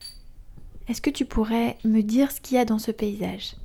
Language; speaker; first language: French; native; French